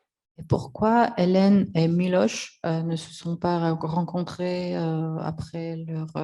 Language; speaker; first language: French; non-native, fluent; Russian